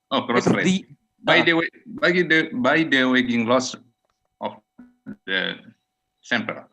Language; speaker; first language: English; non-native, fluent; Indonesian